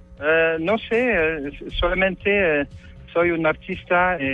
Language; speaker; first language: Spanish; non-native, learner; French